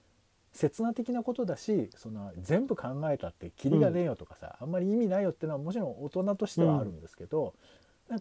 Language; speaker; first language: Japanese; native; Japanese